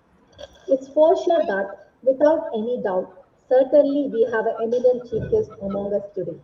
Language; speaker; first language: English; non-native, local second language; Tamil